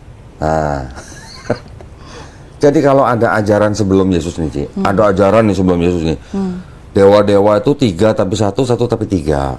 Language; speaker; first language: Indonesian; native; Indonesian